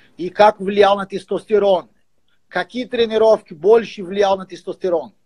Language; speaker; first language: Russian; non-native, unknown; Portuguese